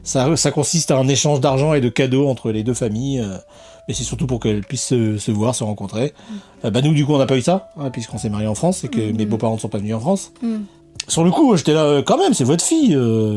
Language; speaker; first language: French; native; French